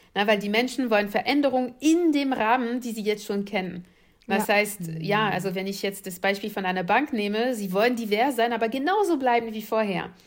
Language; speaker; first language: German; non-native, fluent; French